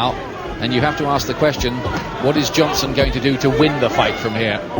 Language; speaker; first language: English; native; English